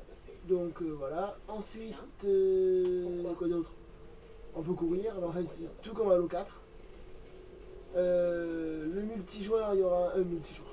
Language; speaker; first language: French; native; French